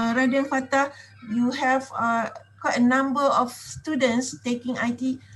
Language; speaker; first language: English; non-native, local second language; Malay